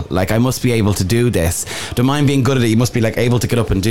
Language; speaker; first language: English; native; English